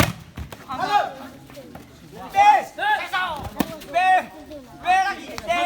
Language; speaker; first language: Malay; non-native, local second language; Nias